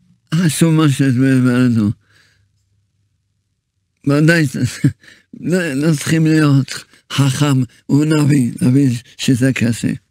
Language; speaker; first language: Hebrew; early bilingual, other home language; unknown